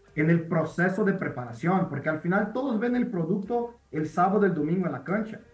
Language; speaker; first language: Spanish; non-native, fluent; Portuguese